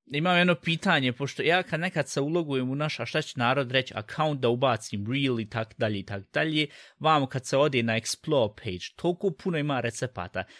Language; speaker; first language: Bosnian; early bilingual, heritage; Bosnian